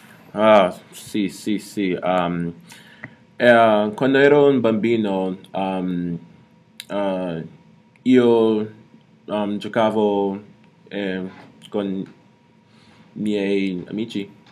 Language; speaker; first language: Italian; non-native, learner; English